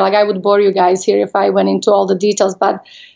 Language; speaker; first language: English; non-native, fluent; Slovak